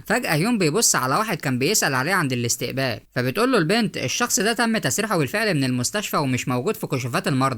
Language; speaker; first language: Arabic; native; Arabic